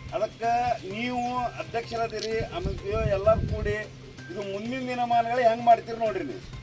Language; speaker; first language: Kannada; non-native, local second language; Urdu